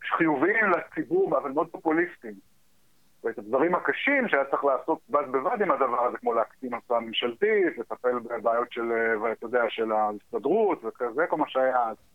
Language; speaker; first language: Hebrew; early bilingual, heritage; Hebrew